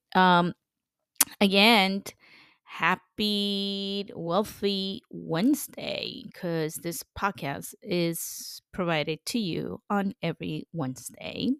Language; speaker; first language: English; non-native, fluent; Spanish